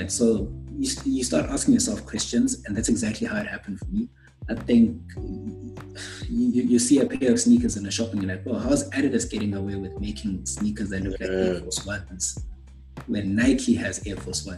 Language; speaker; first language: English; non-native, local second language; North Ndebele